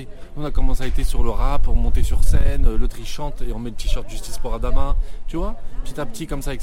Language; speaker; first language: French; native; French